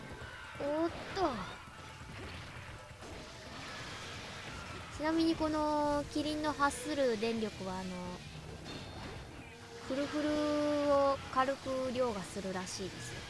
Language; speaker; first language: Japanese; native; Japanese